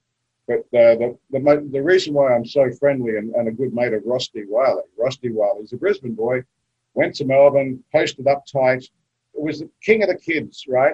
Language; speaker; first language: English; native; English